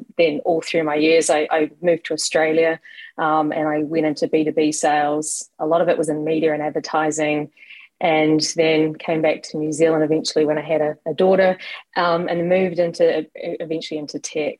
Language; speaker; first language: English; native; English